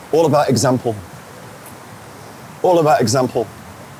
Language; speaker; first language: English; native; English